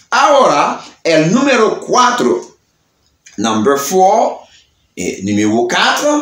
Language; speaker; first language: Spanish; non-native, learner; Haitian Creole